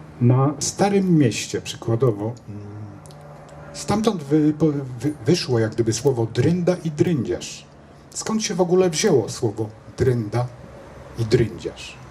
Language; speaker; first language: Polish; native; Polish